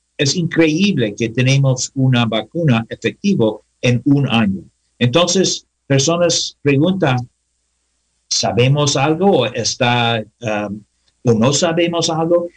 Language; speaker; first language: Spanish; non-native, learner; English